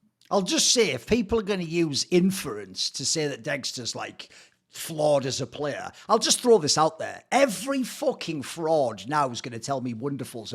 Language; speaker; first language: English; native; English